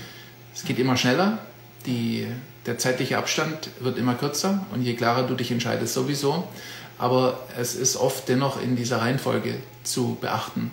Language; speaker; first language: German; native; German